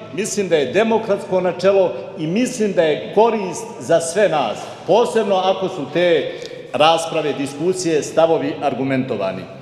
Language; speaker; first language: Serbian; native; Serbian